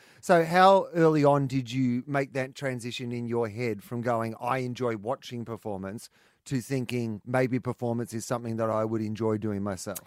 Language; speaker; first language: English; native; English